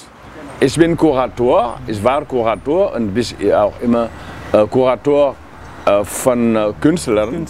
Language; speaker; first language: German; non-native, fluent; Wolof